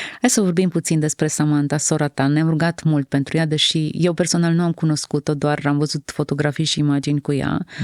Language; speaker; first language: Romanian; native; Romanian